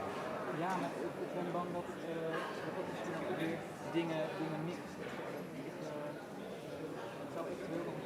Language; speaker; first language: Dutch; native; Dutch